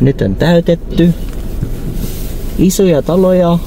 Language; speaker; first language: Finnish; non-native, learner; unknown